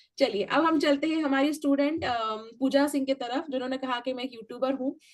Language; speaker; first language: Hindi; native; Hindi